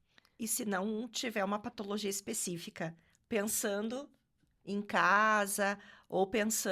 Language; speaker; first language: Portuguese; native; Portuguese